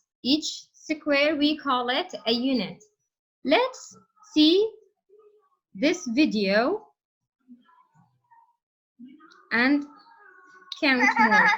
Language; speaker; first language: English; non-native, fluent; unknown